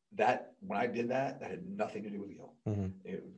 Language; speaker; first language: English; native; English